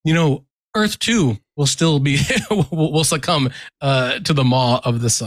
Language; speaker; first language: English; native; English